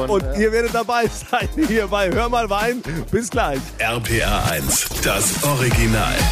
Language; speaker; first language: German; native; German